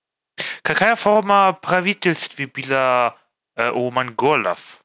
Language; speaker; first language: Russian; non-native, fluent; German